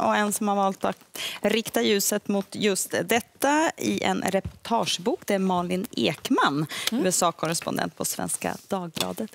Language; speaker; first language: Swedish; native; Swedish